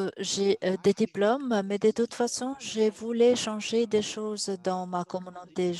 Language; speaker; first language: French; non-native, fluent; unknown